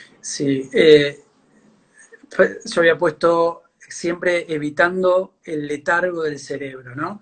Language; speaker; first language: Spanish; native; Spanish